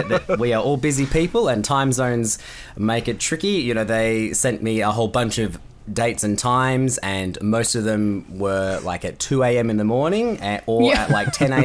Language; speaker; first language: English; native; English